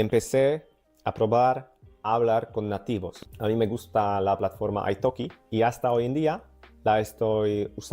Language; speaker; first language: Spanish; non-native, fluent; Polish